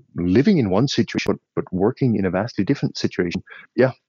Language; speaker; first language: English; non-native, fluent; Danish